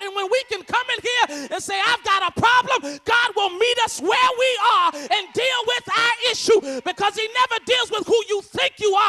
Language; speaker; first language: English; native; English